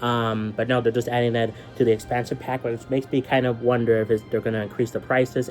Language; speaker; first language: English; native; English